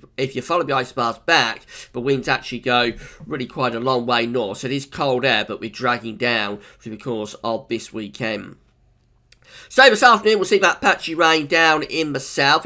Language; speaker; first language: English; native; English